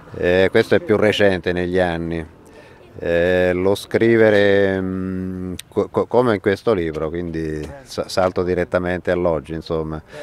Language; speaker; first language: Italian; native; Italian